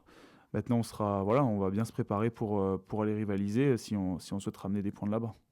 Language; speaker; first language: French; native; French